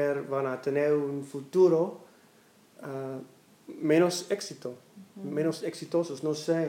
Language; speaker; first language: Spanish; non-native, learner; English